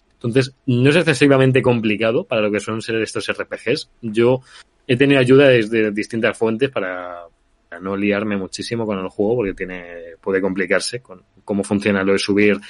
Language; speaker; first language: Spanish; native; Spanish